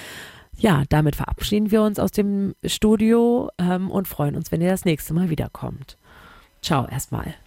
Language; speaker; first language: German; native; German